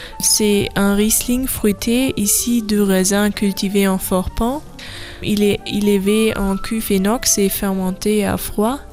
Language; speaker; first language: French; non-native, learner; German